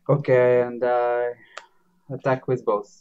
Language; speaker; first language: English; non-native, learner; Spanish